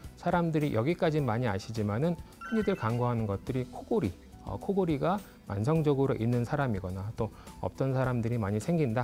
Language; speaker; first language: Korean; native; Korean